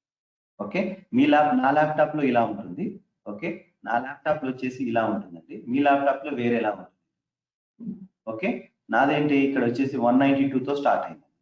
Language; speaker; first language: Telugu; native; Telugu